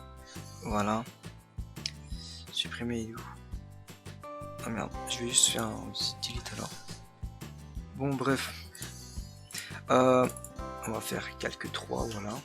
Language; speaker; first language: French; native; French